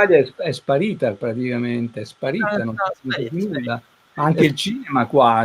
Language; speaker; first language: Italian; native; Italian